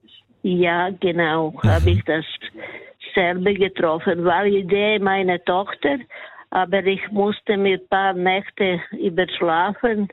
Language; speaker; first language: German; non-native, learner; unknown